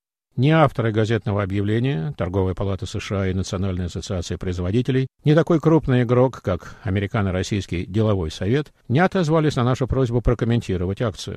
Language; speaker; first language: Russian; native; Russian